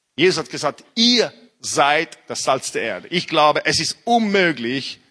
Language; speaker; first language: German; non-native, fluent; Italian